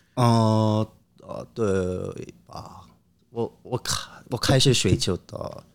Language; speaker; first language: Chinese; non-native, learner; Korean